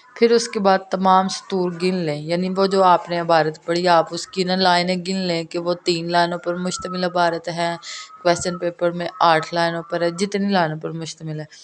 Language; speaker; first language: Urdu; non-native, local second language; Punjabi